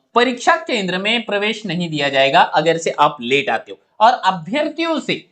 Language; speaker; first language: Hindi; non-native, local second language; Marathi